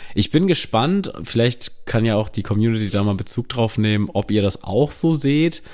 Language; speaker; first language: German; native; German